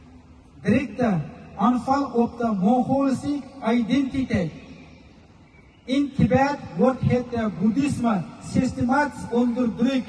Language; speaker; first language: Dutch; non-native, fluent; Uyghur